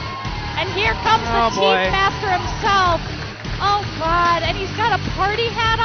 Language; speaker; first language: English; native; English